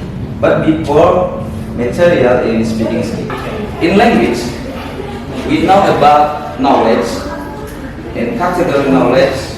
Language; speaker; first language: English; non-native, learner; Indonesian